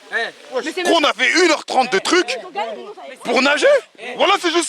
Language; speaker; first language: French; native; French